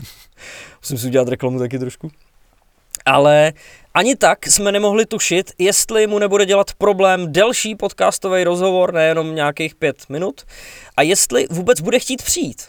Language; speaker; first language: Czech; native; Czech